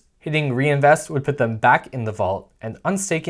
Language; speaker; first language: English; native; English